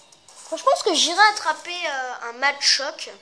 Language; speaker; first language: French; native; French